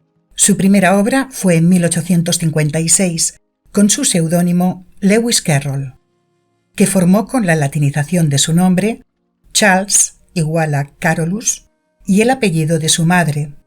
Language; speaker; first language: Spanish; native; Spanish